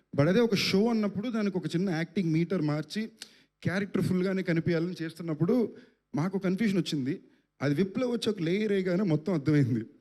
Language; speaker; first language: Telugu; native; Telugu